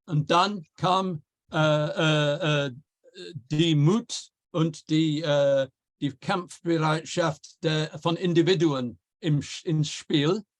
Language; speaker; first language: German; non-native, fluent; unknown